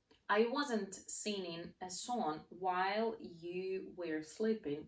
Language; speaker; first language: English; non-native, fluent; Ukrainian